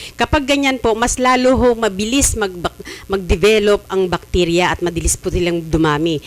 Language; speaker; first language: Filipino; native; Filipino